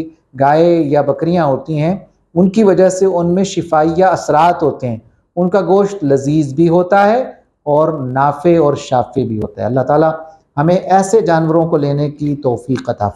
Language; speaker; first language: Urdu; native; Urdu